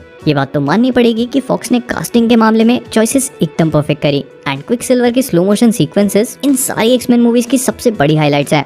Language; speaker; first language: Hindi; native; Hindi